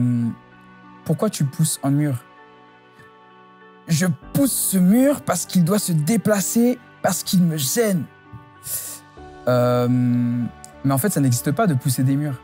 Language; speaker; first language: French; native; French